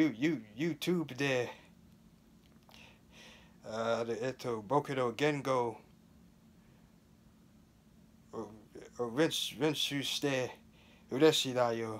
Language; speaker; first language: Japanese; non-native, learner; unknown